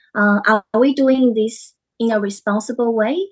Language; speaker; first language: English; non-native, fluent; Chinese